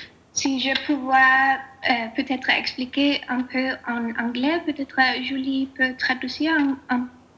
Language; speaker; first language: French; non-native, learner; English